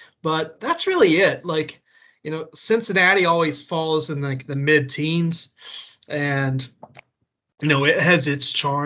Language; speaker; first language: English; native; English